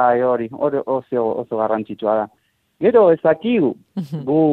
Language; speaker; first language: Basque; non-native, fluent; Spanish